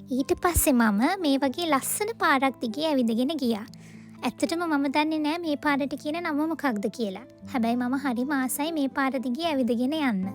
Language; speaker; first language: Sinhala; native; Sinhala